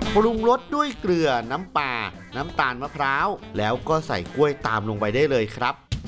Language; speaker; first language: Thai; native; Thai